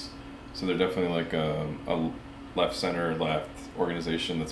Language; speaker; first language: English; early bilingual, other home language; Spanish